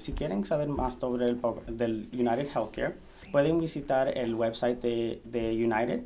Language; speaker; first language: Spanish; early bilingual, heritage; Spanish